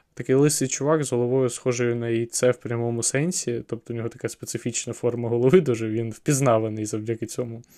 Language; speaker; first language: Ukrainian; native; Ukrainian